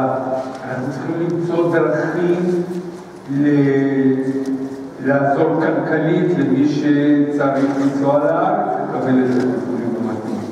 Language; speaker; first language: Hebrew; early bilingual, other home language; Spanish